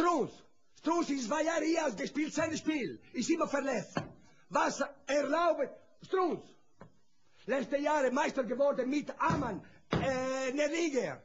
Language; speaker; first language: German; non-native, learner; Italian